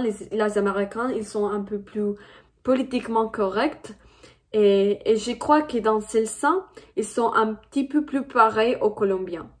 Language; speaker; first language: French; non-native, fluent; Spanish